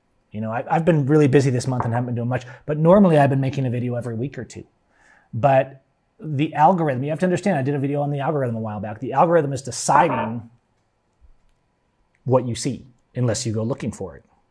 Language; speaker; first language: English; native; English